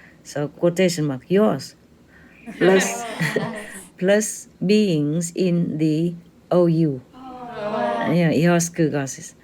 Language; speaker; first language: English; non-native, fluent; Vietnamese